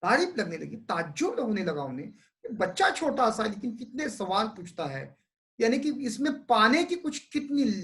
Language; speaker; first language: Hindi; non-native, local second language; Marathi